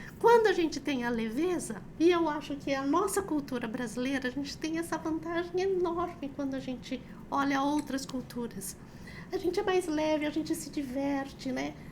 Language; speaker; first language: Portuguese; early bilingual, other home language; Chinese